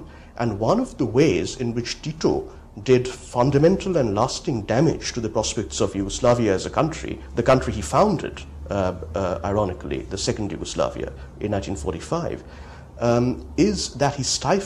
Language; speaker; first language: English; non-native, local second language; Bangla